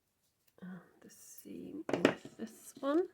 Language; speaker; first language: English; native; English